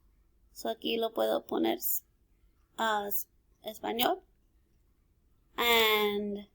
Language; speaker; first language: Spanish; early bilingual, heritage; Spanish